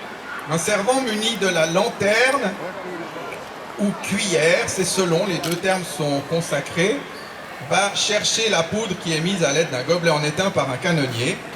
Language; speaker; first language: French; native; French